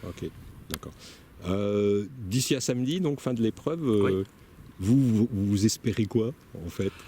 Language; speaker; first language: French; native; French